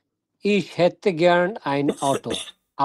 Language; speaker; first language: German; non-native, learner; Bangla